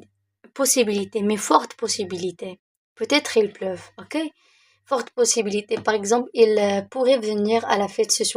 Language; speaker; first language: French; non-native, local second language; Arabic